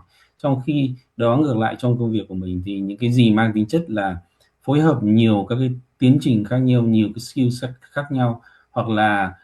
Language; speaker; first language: Vietnamese; native; Vietnamese